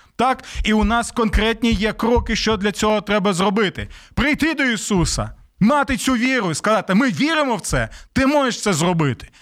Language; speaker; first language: Ukrainian; native; Ukrainian